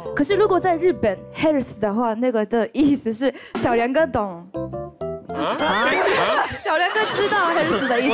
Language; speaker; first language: Chinese; non-native, fluent; Japanese